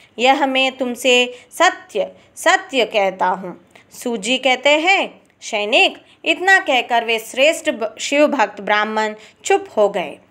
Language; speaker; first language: Hindi; non-native, local second language; Telugu